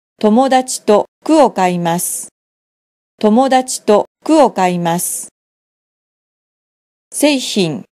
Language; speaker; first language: Japanese; non-native, fluent; Vietnamese